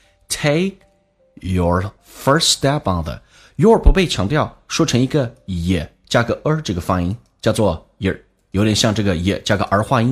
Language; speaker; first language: Chinese; native; Chinese